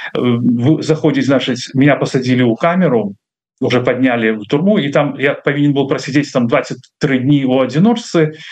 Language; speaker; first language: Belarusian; non-native, local second language; Russian